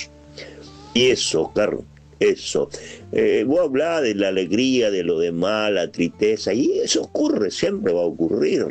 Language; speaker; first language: Spanish; native; Spanish